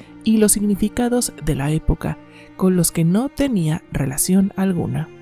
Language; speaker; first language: Spanish; native; Spanish